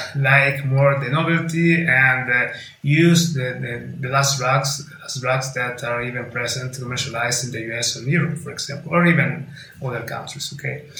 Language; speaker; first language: English; non-native, fluent; Italian